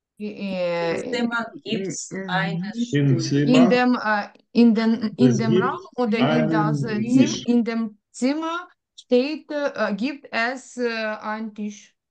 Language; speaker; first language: German; non-native, learner; Ukrainian